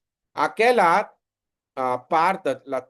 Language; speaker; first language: French; non-native, fluent; Hindi